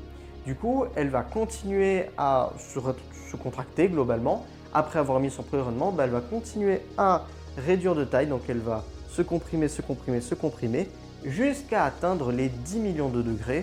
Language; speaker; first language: French; native; French